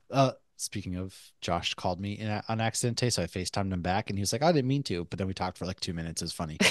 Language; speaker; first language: English; native; English